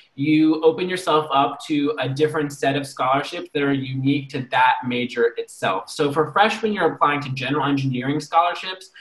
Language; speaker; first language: English; native; English